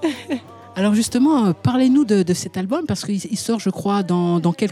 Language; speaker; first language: French; native; French